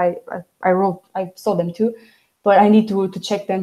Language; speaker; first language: English; non-native, fluent; Romanian